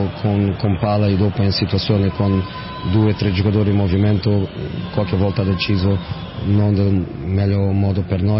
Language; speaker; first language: Italian; non-native, fluent; Portuguese